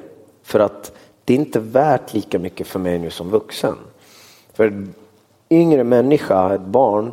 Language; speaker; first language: Swedish; early bilingual, other home language; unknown